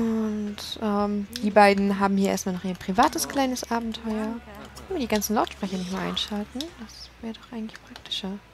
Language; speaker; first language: German; native; German